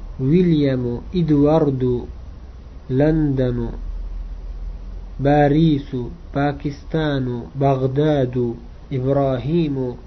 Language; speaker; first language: Arabic; non-native, fluent; Uzbek